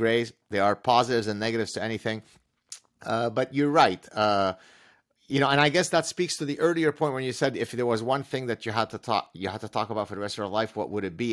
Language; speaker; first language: English; non-native, fluent; Arabic